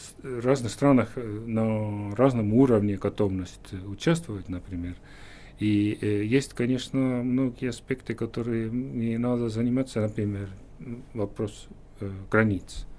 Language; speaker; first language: Russian; non-native, fluent; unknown